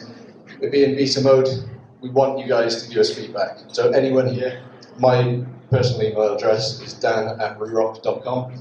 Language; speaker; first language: English; native; English